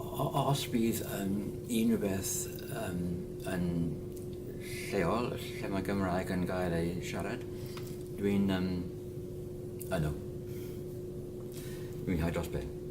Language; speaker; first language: Welsh; non-native, learner; English